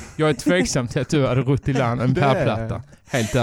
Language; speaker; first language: Swedish; native; Swedish